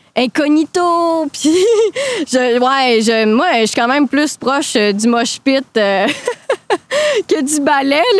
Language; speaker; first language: French; native; French